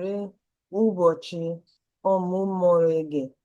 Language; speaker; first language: Igbo; non-native, learner; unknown